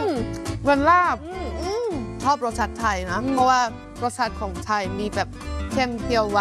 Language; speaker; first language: Thai; non-native, fluent; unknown